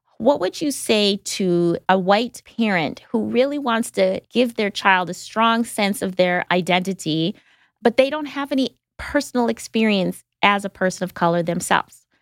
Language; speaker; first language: English; native; English